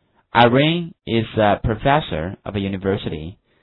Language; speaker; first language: English; non-native, fluent; Chinese